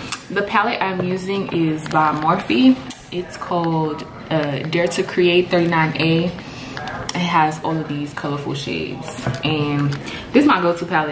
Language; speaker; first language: English; native; English